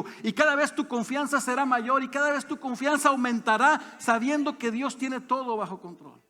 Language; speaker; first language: Spanish; native; Spanish